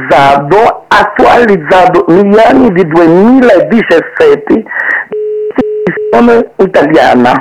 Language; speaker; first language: Italian; non-native, fluent; Portuguese